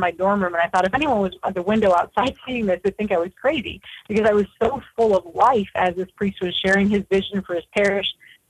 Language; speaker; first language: English; native; English